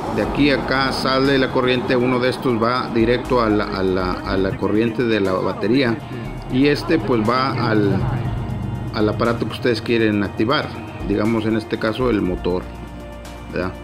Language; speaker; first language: Spanish; native; Spanish